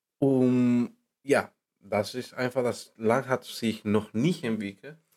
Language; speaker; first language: German; non-native, learner; Spanish